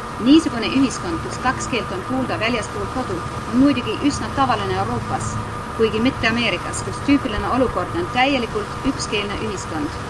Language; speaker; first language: Estonian; non-native, fluent; English